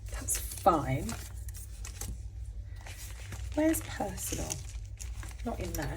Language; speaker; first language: English; native; English